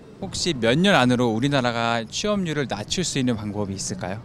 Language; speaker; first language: Korean; native; Korean